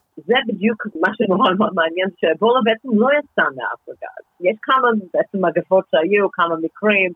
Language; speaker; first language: Hebrew; non-native, fluent; English